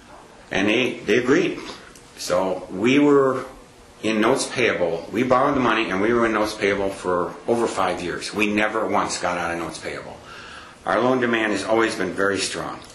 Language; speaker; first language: English; native; English